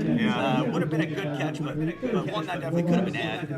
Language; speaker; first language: English; native; English